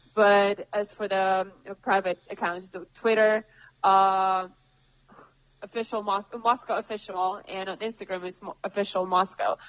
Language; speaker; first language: English; non-native, fluent; Russian